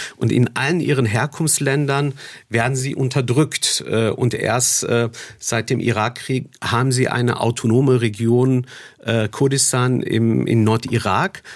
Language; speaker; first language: German; early bilingual, other home language; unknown